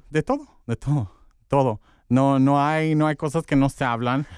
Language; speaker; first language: Spanish; early bilingual, heritage; Spanish